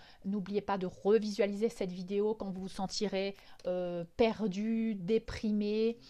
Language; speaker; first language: French; native; French